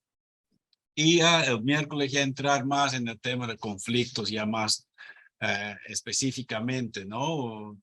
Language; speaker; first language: Spanish; non-native, fluent; Dutch